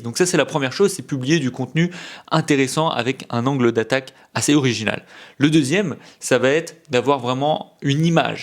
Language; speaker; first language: French; native; French